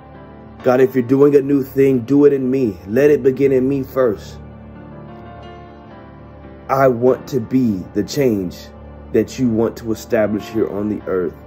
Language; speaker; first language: English; native; English